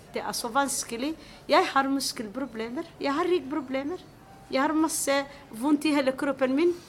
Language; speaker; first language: Norwegian; non-native, fluent; Somali